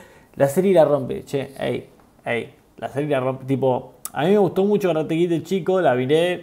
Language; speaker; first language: Spanish; native; Spanish